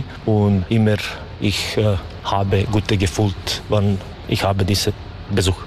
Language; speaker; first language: German; non-native, learner; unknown